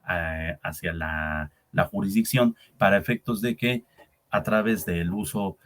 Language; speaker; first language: Spanish; native; Spanish